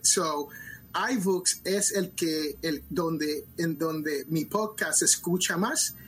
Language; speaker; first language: Spanish; early bilingual, other home language; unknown